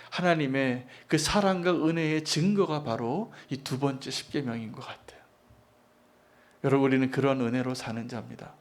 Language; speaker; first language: Korean; native; Korean